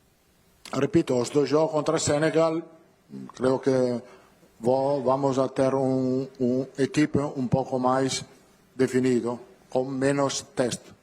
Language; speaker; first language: Portuguese; non-native, learner; Italian